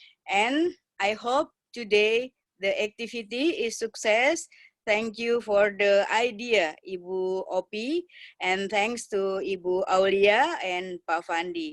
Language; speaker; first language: English; non-native, learner; Indonesian